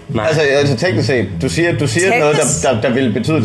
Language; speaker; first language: Danish; native; Danish